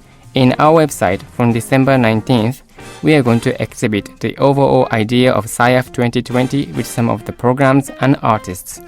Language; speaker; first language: English; non-native, fluent; Japanese